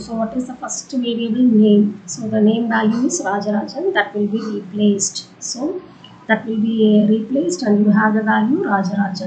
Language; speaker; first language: English; non-native, local second language; Tamil